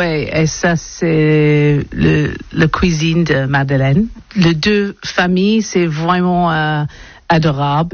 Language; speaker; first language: French; non-native, learner; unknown